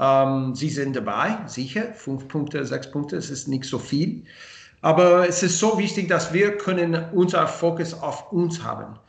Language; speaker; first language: German; non-native, learner; English